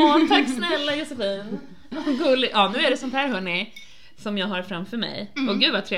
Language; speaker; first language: Swedish; native; Swedish